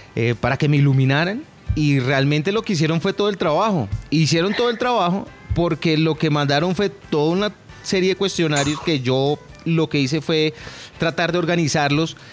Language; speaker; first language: Spanish; native; Spanish